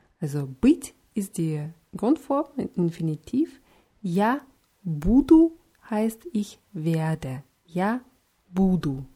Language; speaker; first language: German; non-native, fluent; Russian